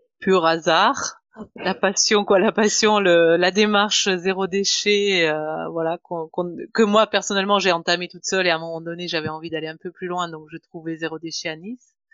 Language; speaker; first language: French; non-native, fluent; German